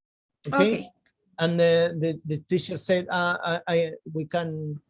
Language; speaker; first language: English; non-native, fluent; Spanish